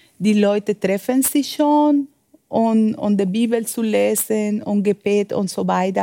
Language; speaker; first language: German; non-native, fluent; Spanish